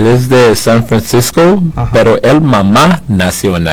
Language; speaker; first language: Spanish; non-native, learner; English